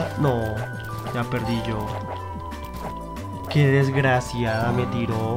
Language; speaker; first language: Spanish; native; Spanish